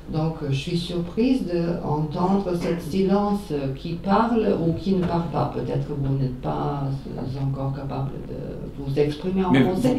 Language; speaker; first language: French; non-native, fluent; Serbian